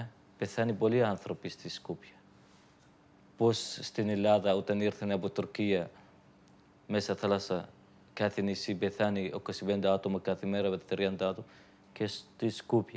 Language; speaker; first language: Greek; non-native, learner; Arabic